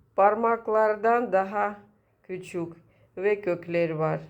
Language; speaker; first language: Turkish; non-native, learner; Russian